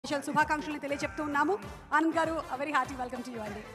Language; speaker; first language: Telugu; native; Telugu